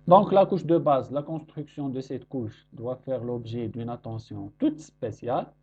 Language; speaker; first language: French; non-native, local second language; Arabic